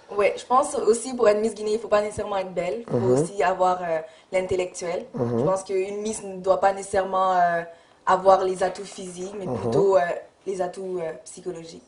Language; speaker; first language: French; early bilingual, other home language; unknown